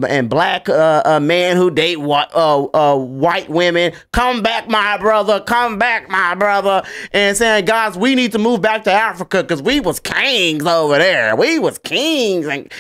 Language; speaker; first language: English; native; English